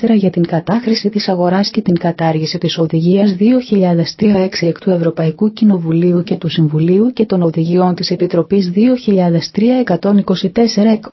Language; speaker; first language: Greek; native; Greek